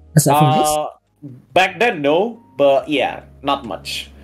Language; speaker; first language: English; early bilingual, other home language; Indonesian